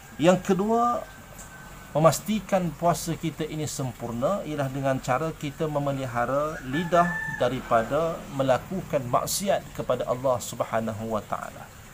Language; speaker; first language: Malay; native; Malay